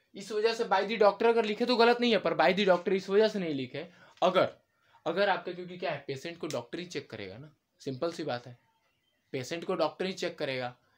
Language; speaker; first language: Hindi; native; Hindi